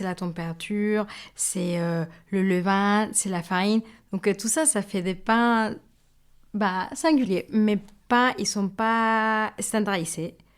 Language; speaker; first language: French; non-native, fluent; Spanish